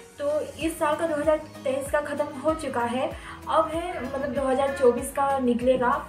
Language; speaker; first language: Hindi; non-native, local second language; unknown